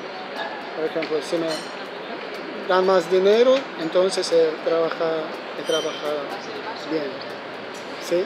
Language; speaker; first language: Spanish; non-native, learner; Ukrainian